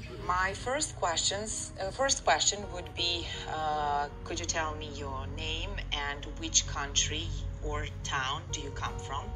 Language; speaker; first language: English; non-native, fluent; Serbian